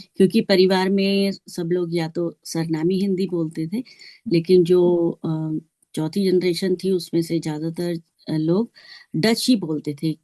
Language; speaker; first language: Hindi; native; Hindi